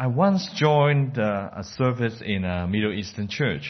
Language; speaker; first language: English; non-native, fluent; Cantonese